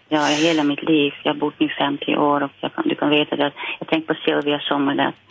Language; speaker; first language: Swedish; non-native, fluent; Dutch